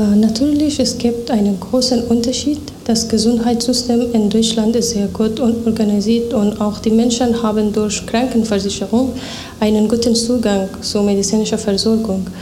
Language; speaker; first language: German; non-native, fluent; Persian